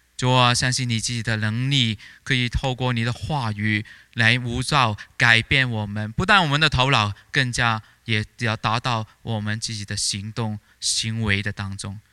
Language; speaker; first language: Chinese; native; Chinese